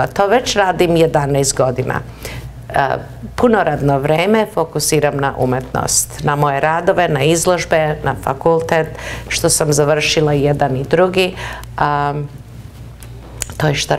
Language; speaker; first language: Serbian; early bilingual, heritage; Serbian